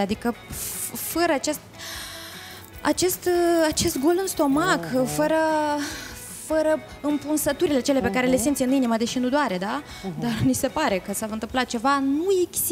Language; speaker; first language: Romanian; native; Romanian